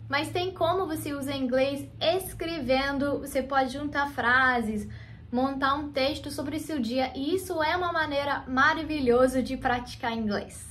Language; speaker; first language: Portuguese; non-native, fluent; English